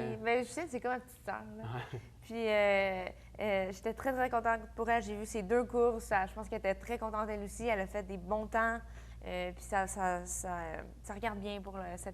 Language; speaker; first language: French; native; French